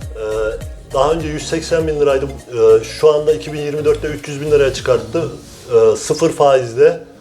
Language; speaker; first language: Turkish; native; Turkish